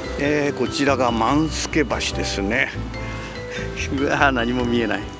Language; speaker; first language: Japanese; native; Japanese